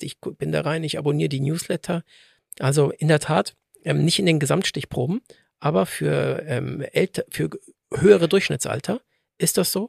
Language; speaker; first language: German; native; German